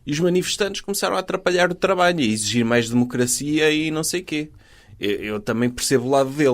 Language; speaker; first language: Portuguese; native; Portuguese